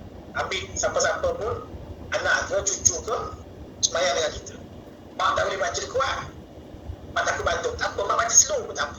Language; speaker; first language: Malay; native; Malay